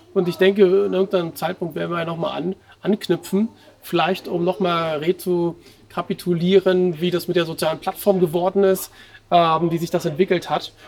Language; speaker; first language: German; native; German